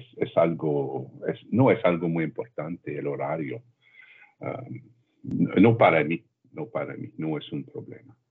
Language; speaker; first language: Spanish; non-native, learner; French